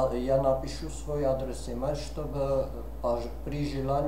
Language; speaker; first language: Russian; non-native, fluent; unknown